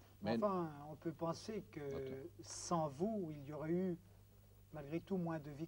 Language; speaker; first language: French; native; French